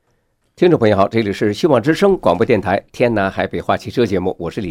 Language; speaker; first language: Chinese; native; Chinese